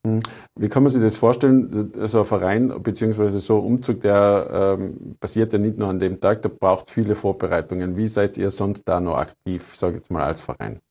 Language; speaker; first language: German; native; German